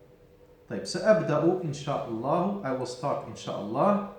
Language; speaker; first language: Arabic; non-native, fluent; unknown